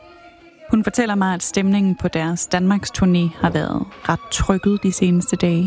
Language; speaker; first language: Danish; native; Danish